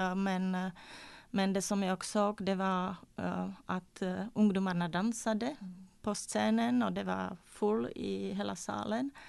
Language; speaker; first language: Swedish; non-native, fluent; Czech